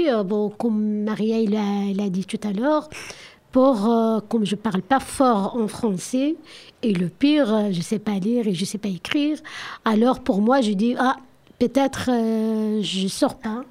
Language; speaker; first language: French; non-native, learner; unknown